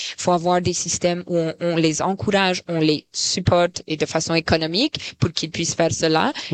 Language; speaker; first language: French; non-native, local second language; English